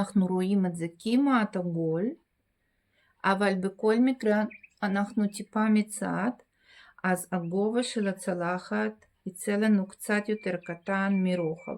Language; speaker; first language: Hebrew; non-native, fluent; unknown